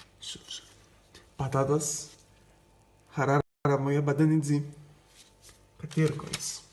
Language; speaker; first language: Arabic; non-native, learner; Greek